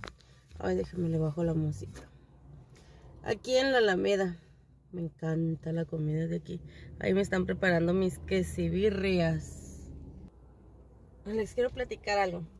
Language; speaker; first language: Spanish; native; Spanish